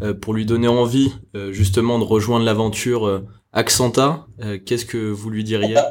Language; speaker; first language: French; native; French